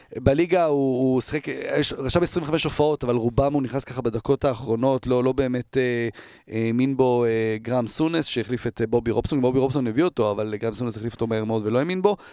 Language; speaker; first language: Hebrew; native; Hebrew